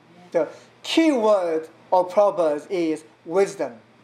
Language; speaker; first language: English; non-native, learner; Korean